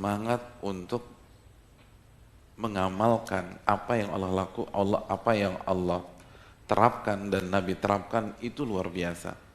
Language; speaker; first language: Indonesian; native; Indonesian